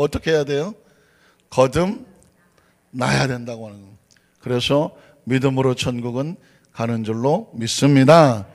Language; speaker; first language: Korean; native; Korean